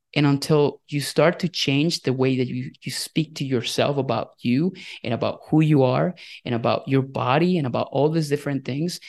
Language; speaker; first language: English; non-native, fluent; Spanish